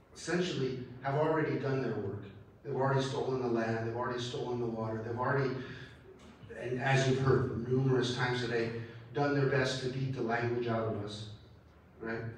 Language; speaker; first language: English; early bilingual, other home language; Spanish